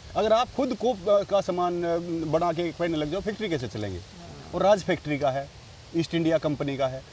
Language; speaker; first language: Hindi; native; Hindi